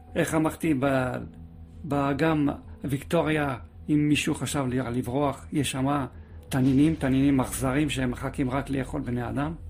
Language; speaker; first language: Hebrew; non-native, fluent; French